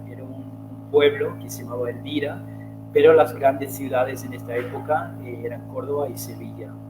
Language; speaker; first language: Spanish; non-native, fluent; English